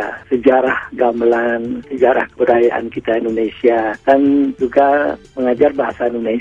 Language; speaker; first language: Indonesian; non-native, local second language; Balinese